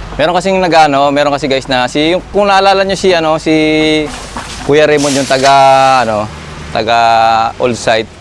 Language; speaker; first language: Filipino; non-native, local second language; Bikol